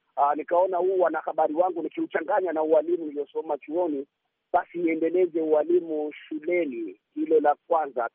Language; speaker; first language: Swahili; native; Swahili